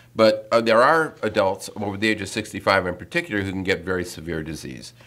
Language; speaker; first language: English; native; English